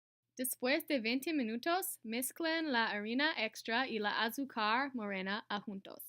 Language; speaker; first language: Spanish; non-native, learner; English